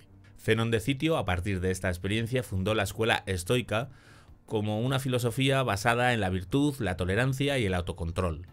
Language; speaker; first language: Spanish; native; Spanish